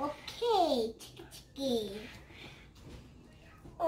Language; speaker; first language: Spanish; early bilingual, heritage; Spanish